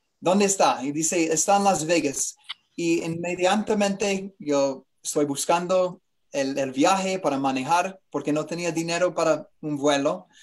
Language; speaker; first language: Spanish; non-native, learner; English